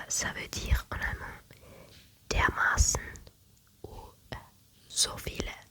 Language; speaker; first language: French; non-native, learner; German